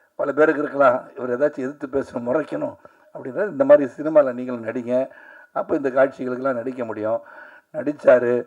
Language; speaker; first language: Tamil; native; Tamil